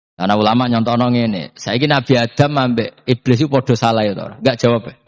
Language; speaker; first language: Indonesian; non-native, local second language; Javanese